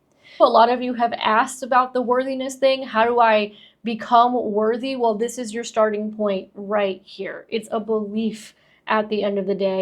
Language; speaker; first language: English; native; English